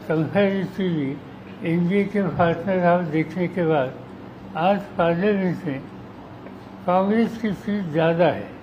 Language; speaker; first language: Hindi; non-native, local second language; Marathi